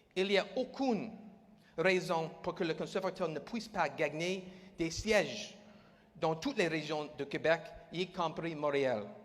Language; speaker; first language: French; non-native, learner; English